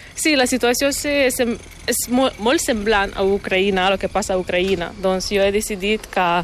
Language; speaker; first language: Catalan; non-native, fluent; Ukrainian